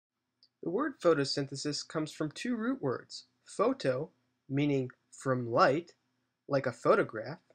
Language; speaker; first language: English; native; English